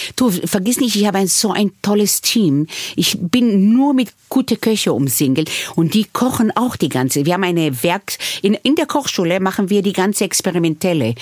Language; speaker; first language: German; early bilingual, other home language; Hebrew